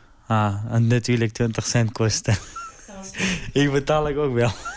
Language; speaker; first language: Dutch; non-native, learner; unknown